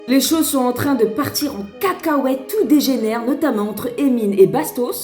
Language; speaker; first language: French; native; French